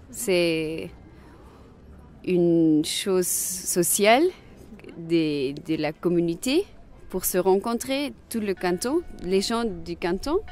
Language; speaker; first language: French; non-native, local second language; German